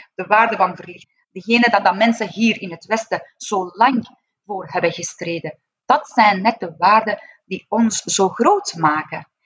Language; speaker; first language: Dutch; non-native, fluent; Persian